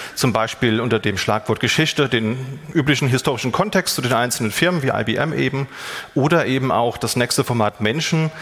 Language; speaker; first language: German; native; German